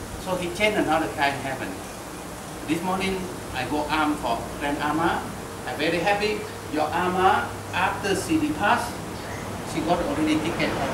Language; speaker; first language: English; non-native, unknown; Vietnamese